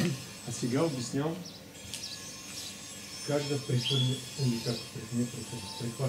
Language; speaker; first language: Bulgarian; non-native, learner; Russian